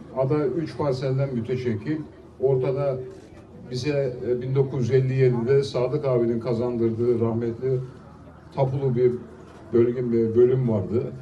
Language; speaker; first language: Turkish; native; Turkish